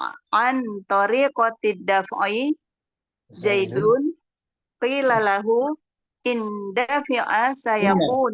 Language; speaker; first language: Arabic; non-native, learner; Indonesian